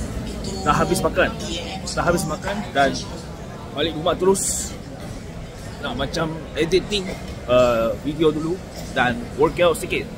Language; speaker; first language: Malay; non-native, fluent; Korean